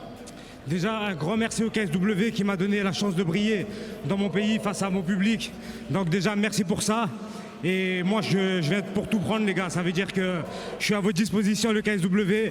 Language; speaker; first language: French; native; French